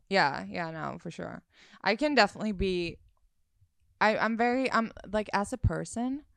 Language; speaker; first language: English; non-native, fluent; Swedish